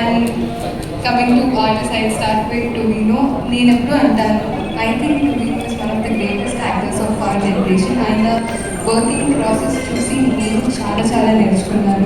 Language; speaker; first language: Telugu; non-native, fluent; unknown